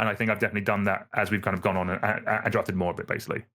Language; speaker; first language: English; native; English